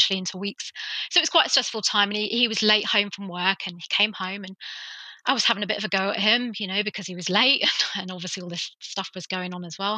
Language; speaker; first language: English; native; English